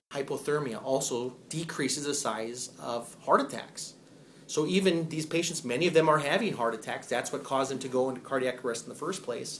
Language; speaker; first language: English; native; English